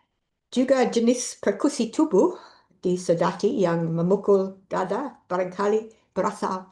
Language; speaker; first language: Indonesian; non-native, fluent; English